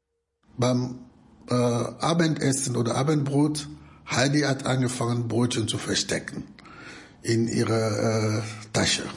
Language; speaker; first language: German; non-native, fluent; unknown